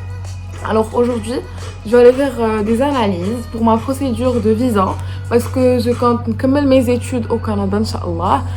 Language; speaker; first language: French; non-native, local second language; Arabic